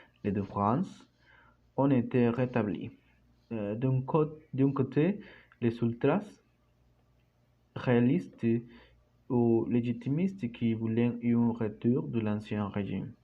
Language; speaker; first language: French; non-native, learner; Spanish